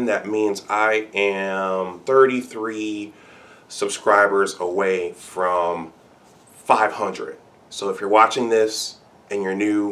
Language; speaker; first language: English; native; English